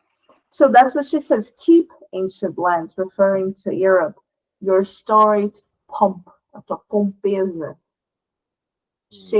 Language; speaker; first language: English; non-native, fluent; Portuguese